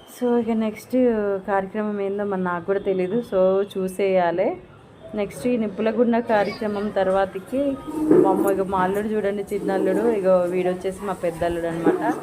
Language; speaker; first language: Telugu; native; Telugu